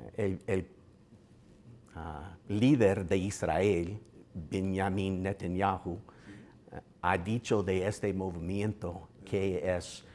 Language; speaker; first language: Spanish; non-native, learner; English